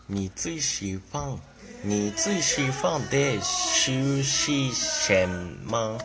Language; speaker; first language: Chinese; non-native, learner; Japanese